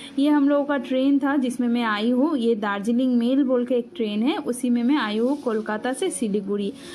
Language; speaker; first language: Hindi; non-native, local second language; Bangla